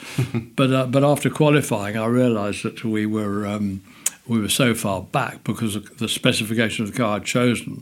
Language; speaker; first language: English; native; English